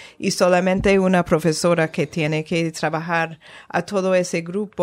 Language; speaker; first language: Spanish; non-native, fluent; English